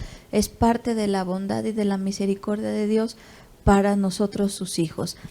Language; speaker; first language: Spanish; native; Spanish